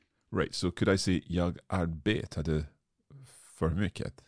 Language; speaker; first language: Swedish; non-native, learner; English